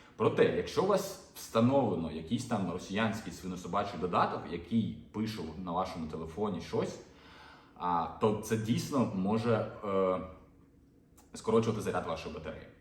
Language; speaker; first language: Ukrainian; non-native, local second language; Russian